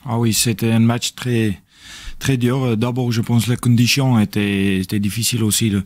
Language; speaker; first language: French; non-native, learner; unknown